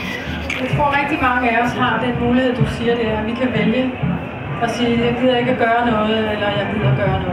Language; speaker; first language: Danish; native; Danish